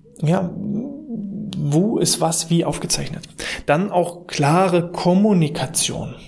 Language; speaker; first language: German; native; German